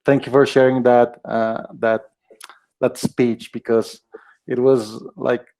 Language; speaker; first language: English; non-native, fluent; Spanish